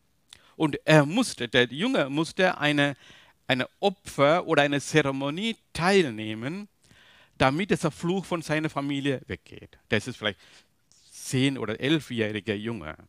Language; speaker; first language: German; non-native, learner; Tamil